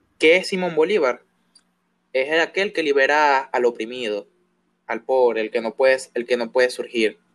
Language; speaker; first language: Spanish; native; Spanish